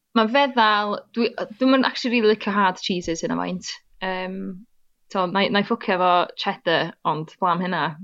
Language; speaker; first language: Welsh; native; Welsh